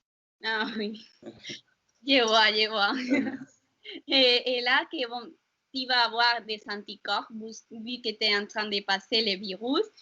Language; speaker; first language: French; non-native, learner; Spanish